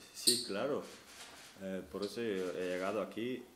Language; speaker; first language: Spanish; non-native, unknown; Turkish